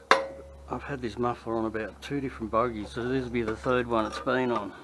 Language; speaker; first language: English; native; English